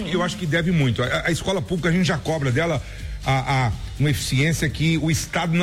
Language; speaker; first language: Portuguese; native; Portuguese